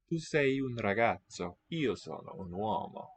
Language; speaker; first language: Italian; non-native, learner; English